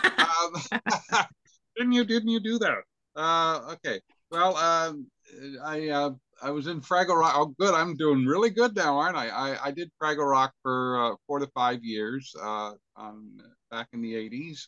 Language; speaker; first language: English; native; English